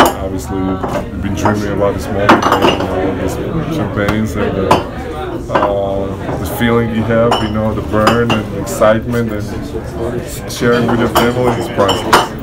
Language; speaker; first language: English; non-native, fluent; Georgian